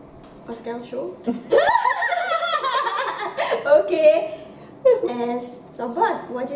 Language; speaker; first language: Hungarian; non-native, learner; Indonesian